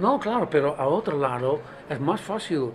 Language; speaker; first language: Spanish; non-native, fluent; Dutch